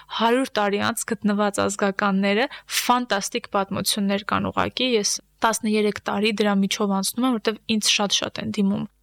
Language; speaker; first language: Armenian; native; Armenian